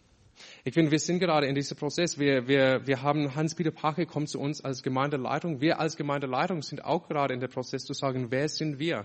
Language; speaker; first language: German; non-native, fluent; English